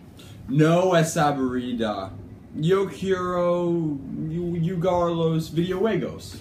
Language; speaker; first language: Spanish; non-native, learner; English